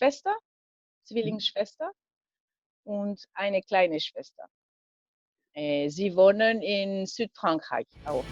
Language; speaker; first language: German; non-native, learner; French